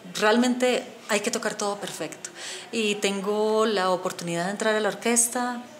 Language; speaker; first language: Spanish; native; Spanish